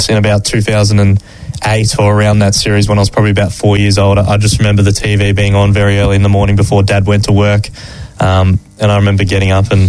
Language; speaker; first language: English; native; English